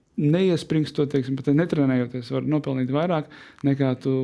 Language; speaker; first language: Latvian; native; Latvian